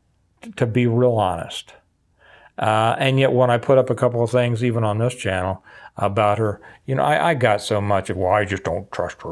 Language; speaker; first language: English; native; English